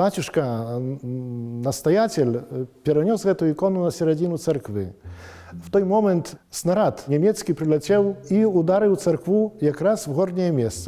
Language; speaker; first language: Polish; non-native, local second language; Belarusian